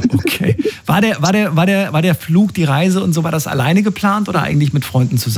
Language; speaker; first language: German; native; German